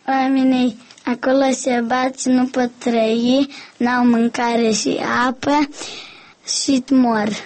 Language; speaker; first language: Romanian; early bilingual, other home language; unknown